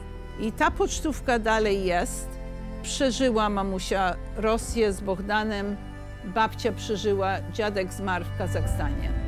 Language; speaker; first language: Polish; early bilingual, heritage; English